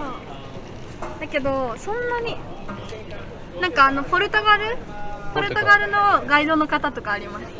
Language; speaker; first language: Japanese; native; Japanese